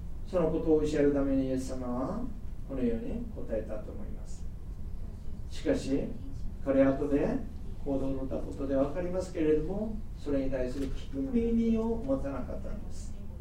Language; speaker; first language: Japanese; non-native, fluent; Korean